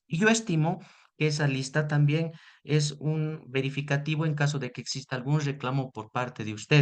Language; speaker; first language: Spanish; native; Spanish